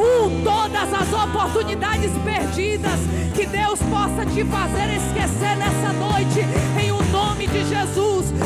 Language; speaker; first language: Portuguese; native; Portuguese